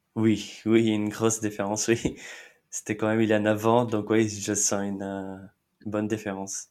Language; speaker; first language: French; non-native, fluent; Marathi